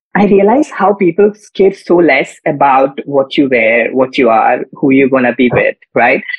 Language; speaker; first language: English; non-native, local second language; Kannada